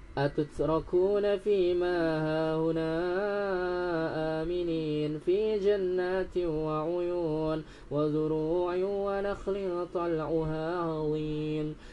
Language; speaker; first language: Arabic; non-native, learner; Indonesian